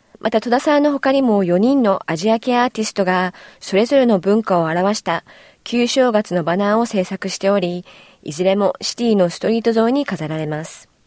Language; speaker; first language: Japanese; native; Japanese